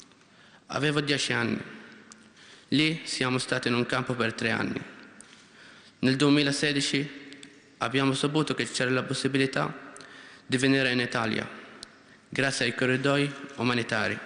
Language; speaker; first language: Italian; non-native, learner; Arabic